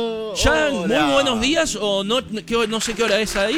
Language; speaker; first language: Spanish; native; Spanish